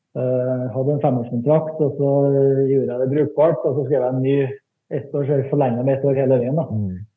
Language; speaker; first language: Norwegian; native; Norwegian